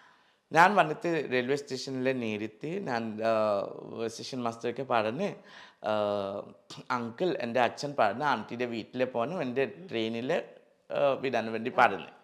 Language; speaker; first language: Malayalam; non-native, learner; Assamese